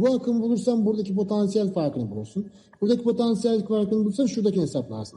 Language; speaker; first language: Turkish; native; Turkish